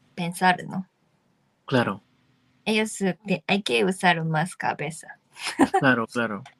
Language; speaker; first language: Spanish; non-native, fluent; Japanese